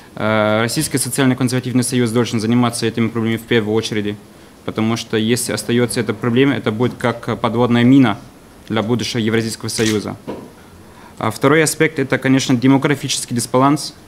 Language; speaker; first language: Russian; non-native, fluent; German